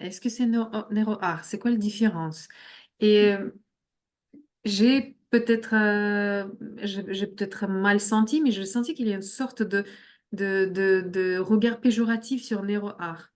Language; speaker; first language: French; non-native, fluent; Russian